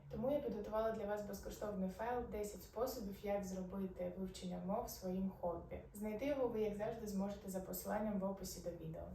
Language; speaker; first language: Ukrainian; non-native, local second language; Arabic